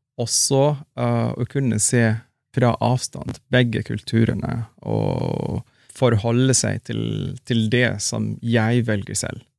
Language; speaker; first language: Norwegian; non-native, fluent; Arabic